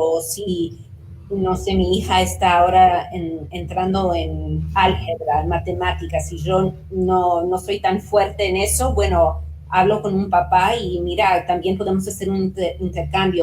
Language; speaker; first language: Spanish; early bilingual, heritage; Spanish